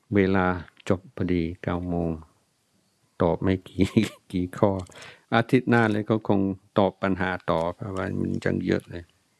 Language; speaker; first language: Thai; non-native, fluent; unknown